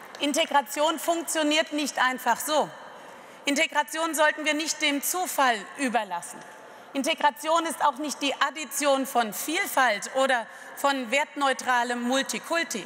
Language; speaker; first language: German; native; German